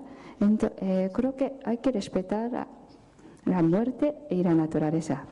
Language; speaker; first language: Spanish; non-native, fluent; Japanese